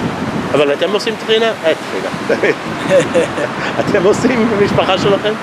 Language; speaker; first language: Hebrew; non-native, fluent; English